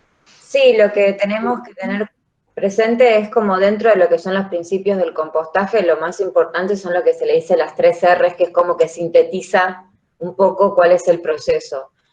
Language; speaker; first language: Spanish; native; Spanish